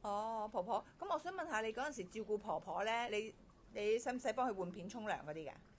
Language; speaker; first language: Cantonese; native; Cantonese